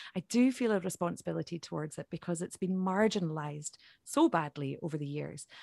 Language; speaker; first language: English; native; English